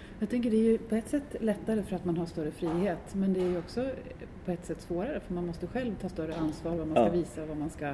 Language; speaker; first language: Swedish; native; Swedish